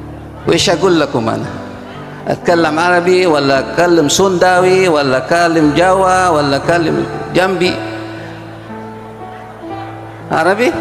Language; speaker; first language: Arabic; early bilingual, other home language; Indonesian